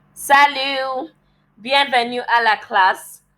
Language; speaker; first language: French; non-native, learner; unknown